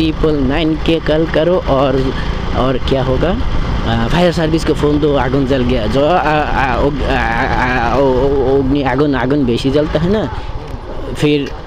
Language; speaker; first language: Hindi; non-native, learner; Bangla